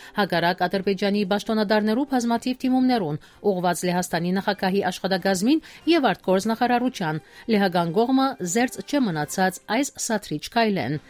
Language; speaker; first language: Armenian; early bilingual, heritage; Armenian